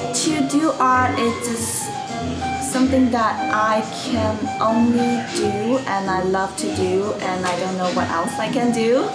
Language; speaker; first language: English; non-native, fluent; Chinese